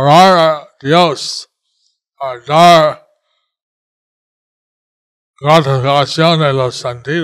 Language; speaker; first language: Spanish; non-native, learner; English